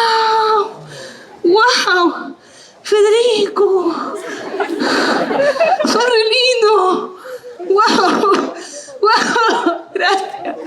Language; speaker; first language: Italian; non-native, learner; Spanish